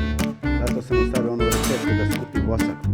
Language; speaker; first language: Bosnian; early bilingual, heritage; Serbian